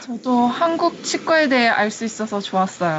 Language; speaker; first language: Korean; early bilingual, heritage; Korean